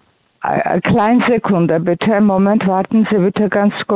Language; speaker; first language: German; non-native, fluent; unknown